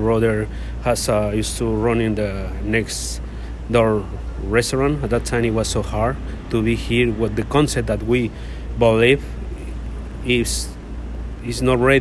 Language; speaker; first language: English; non-native, learner; Spanish